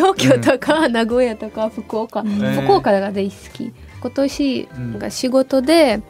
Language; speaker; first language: Japanese; non-native, fluent; Ukrainian